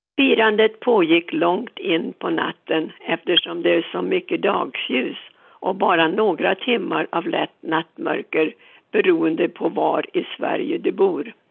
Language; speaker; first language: Swedish; native; Swedish